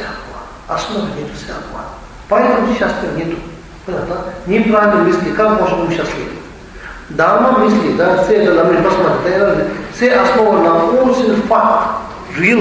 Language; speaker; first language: Russian; non-native, learner; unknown